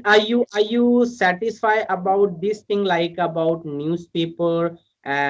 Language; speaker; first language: English; non-native, learner; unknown